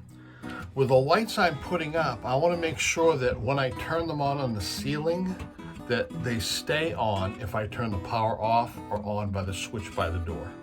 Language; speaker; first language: English; native; English